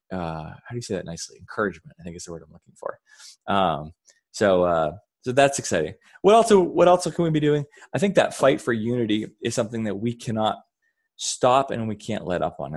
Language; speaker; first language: English; native; English